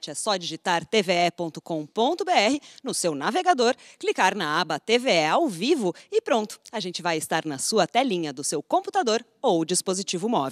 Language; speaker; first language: Portuguese; native; Portuguese